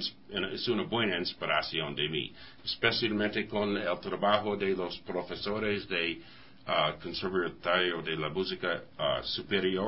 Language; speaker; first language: Spanish; non-native, learner; English